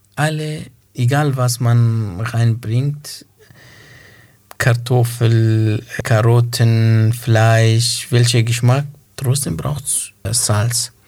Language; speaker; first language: German; non-native, learner; Kurdish